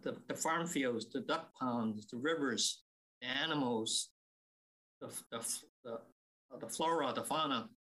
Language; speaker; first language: English; native; English